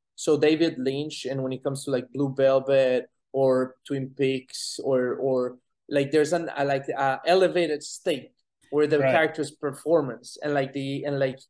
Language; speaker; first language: English; non-native, fluent; Spanish